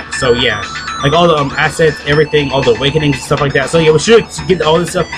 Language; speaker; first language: English; native; English